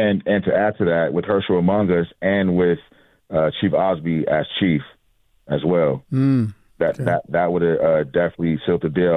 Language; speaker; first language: English; native; English